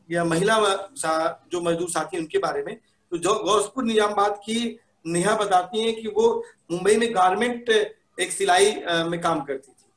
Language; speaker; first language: Hindi; native; Hindi